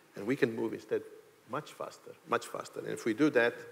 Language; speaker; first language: English; non-native, fluent; Italian